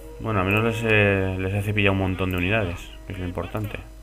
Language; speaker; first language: Spanish; native; Spanish